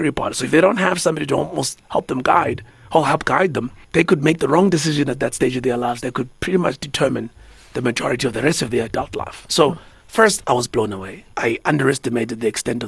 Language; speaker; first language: English; non-native, local second language; Zulu